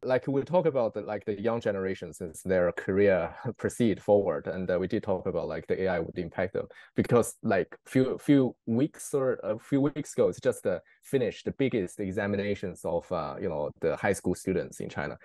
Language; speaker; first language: English; non-native, fluent; Chinese